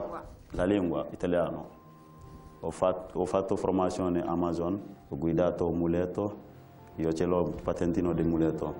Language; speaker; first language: Italian; non-native, learner; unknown